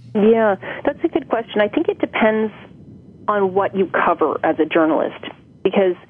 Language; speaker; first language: English; native; English